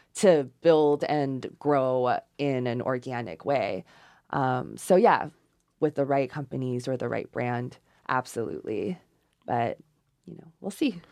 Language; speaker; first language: English; non-native, fluent; Chinese